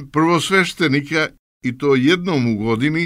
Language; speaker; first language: Serbian; native; Serbian